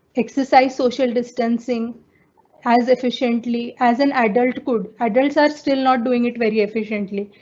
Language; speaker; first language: English; non-native, local second language; Marathi